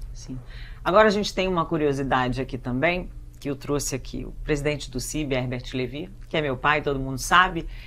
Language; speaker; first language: Portuguese; native; Portuguese